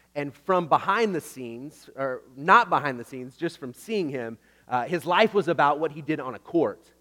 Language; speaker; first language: English; native; English